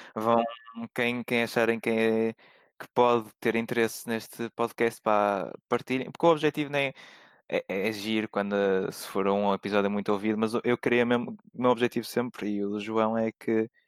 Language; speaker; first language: Portuguese; native; Portuguese